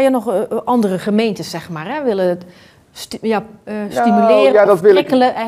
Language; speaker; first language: Dutch; native; Dutch